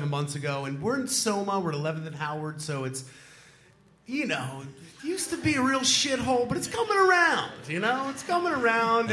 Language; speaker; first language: English; native; English